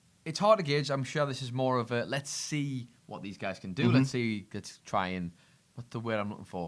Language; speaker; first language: English; native; English